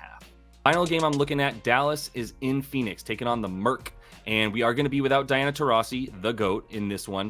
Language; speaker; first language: English; native; English